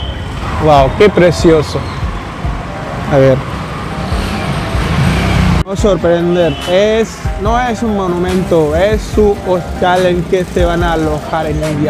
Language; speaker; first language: Spanish; non-native, fluent; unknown